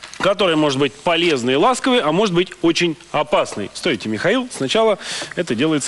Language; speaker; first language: Russian; native; Russian